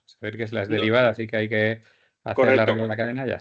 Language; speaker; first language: Spanish; native; Spanish